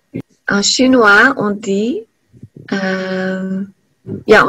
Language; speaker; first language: French; non-native, learner; Chinese